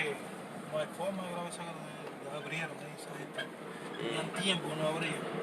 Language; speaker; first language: Spanish; native; Spanish